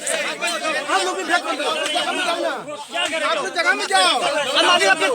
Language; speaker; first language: Hindi; non-native, local second language; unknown